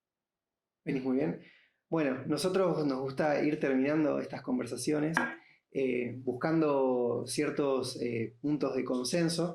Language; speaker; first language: Spanish; native; Spanish